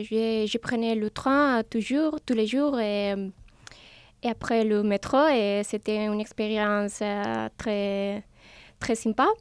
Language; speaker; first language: French; non-native, learner; Spanish